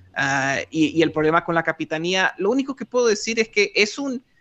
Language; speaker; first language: Spanish; native; Spanish